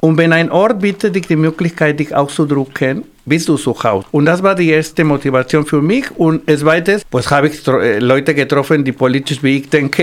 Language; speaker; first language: German; non-native, fluent; Spanish